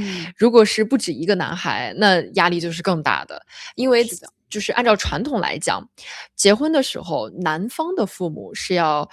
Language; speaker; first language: Chinese; native; Chinese